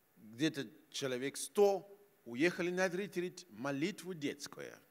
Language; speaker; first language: Russian; non-native, fluent; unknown